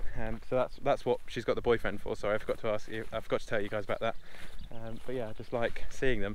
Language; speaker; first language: English; native; English